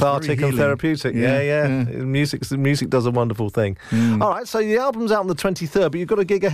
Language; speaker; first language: English; native; English